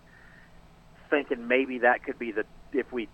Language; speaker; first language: English; native; English